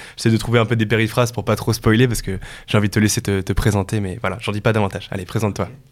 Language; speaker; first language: French; native; French